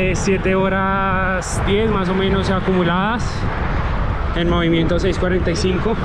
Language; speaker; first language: Spanish; native; Spanish